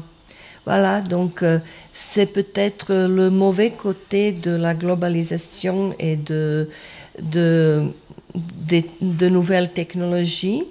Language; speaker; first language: French; non-native, fluent; Croatian